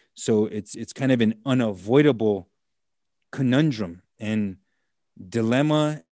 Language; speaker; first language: English; native; English